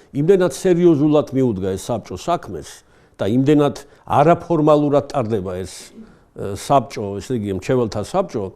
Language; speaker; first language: Georgian; native; Georgian